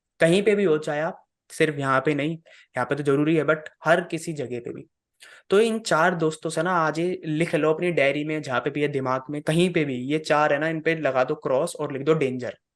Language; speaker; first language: Hindi; native; Hindi